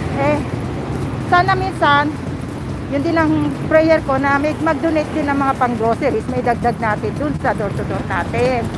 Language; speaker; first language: Filipino; native; Filipino